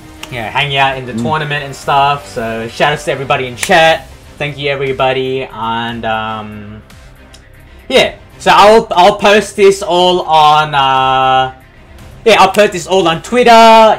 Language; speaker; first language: English; native; English